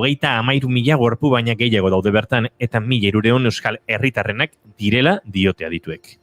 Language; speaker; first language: Basque; native; Basque